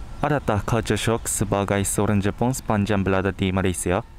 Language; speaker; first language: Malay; non-native, fluent; Japanese